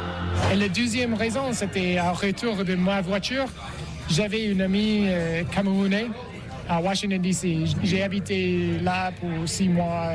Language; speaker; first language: French; non-native, learner; English